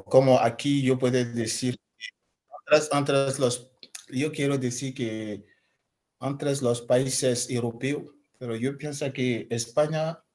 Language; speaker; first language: Spanish; non-native, learner; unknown